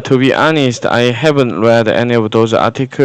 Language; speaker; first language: English; non-native, fluent; Korean